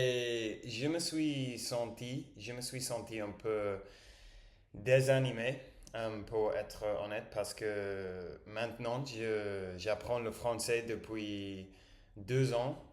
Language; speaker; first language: French; non-native, learner; English